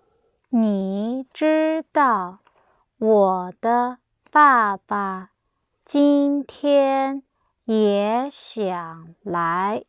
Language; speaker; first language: Chinese; non-native, learner; English